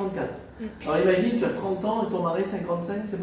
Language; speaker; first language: French; non-native, fluent; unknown